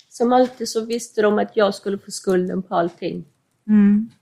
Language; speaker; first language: Swedish; non-native, fluent; English